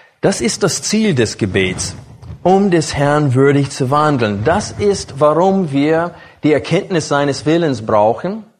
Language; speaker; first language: German; non-native, fluent; English